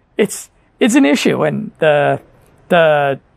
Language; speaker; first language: English; native; English